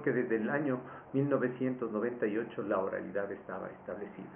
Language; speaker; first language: Spanish; native; Spanish